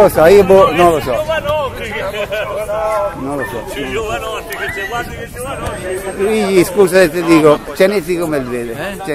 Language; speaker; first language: Italian; native; Italian